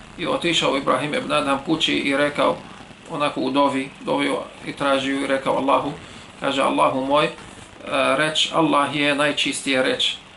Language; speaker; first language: Serbian; non-native, fluent; Arabic